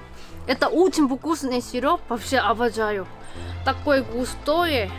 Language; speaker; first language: Russian; non-native, learner; Korean